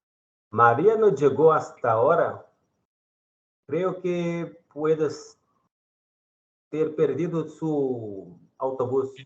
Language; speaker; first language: Spanish; non-native, learner; Portuguese